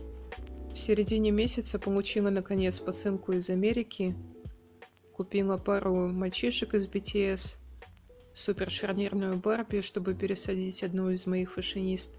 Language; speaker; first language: Russian; native; Russian